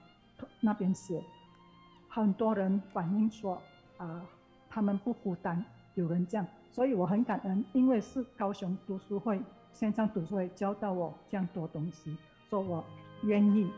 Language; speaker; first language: Chinese; non-native, learner; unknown